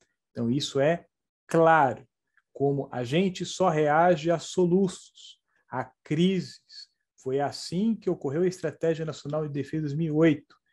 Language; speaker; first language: Portuguese; native; Portuguese